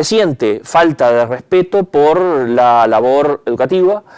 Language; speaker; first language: Spanish; native; Spanish